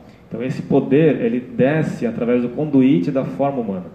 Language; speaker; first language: Portuguese; native; Portuguese